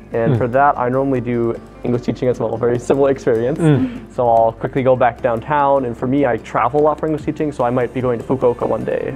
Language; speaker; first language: English; native; English